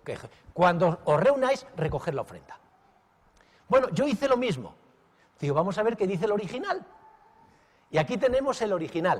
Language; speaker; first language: Spanish; native; Spanish